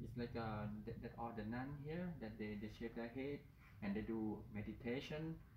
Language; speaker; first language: English; non-native, learner; Thai